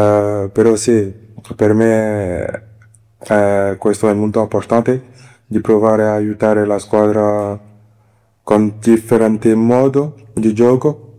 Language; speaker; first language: Italian; non-native, fluent; French